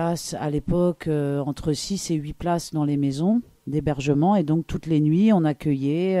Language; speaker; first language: French; native; French